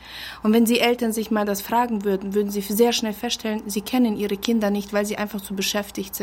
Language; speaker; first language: German; early bilingual, heritage; German